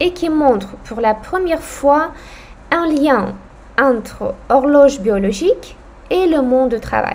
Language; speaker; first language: French; non-native, fluent; Russian